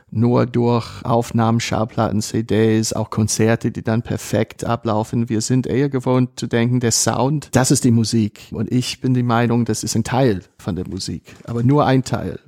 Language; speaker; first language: German; non-native, fluent; English